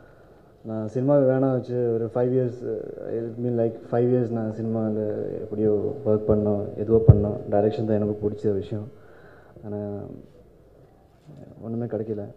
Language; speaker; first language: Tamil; non-native, fluent; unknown